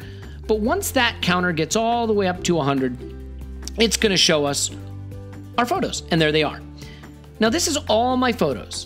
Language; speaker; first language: English; native; English